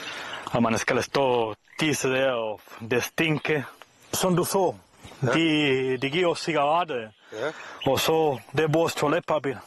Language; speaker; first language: Danish; non-native, fluent; Spanish